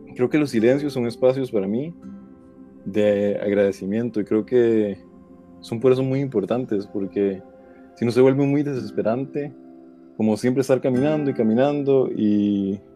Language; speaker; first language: Spanish; native; Spanish